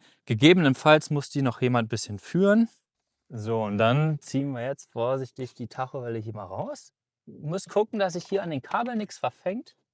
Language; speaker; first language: German; native; German